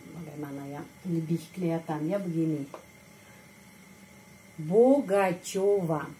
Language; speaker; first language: Indonesian; non-native, fluent; Russian